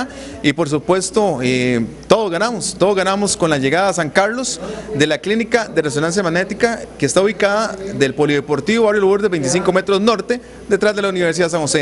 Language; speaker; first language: Spanish; native; Spanish